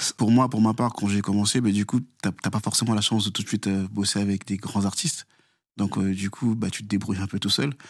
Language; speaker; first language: French; early bilingual, other home language; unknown